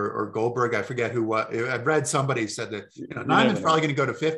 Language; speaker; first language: English; native; English